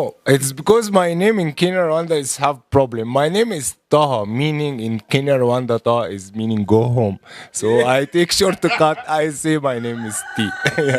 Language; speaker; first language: English; non-native, learner; Arabic